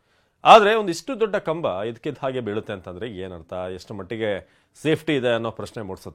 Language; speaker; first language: Kannada; native; Kannada